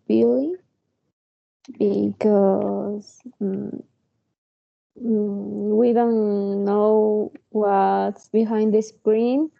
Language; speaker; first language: English; non-native, learner; Spanish